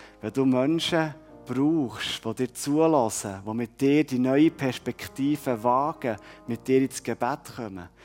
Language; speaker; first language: German; native; German